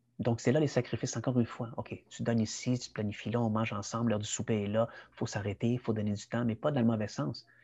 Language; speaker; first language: French; early bilingual, other home language; Spanish